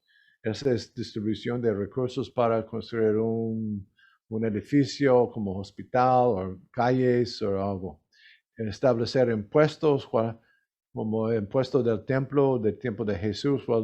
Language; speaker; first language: Spanish; non-native, learner; English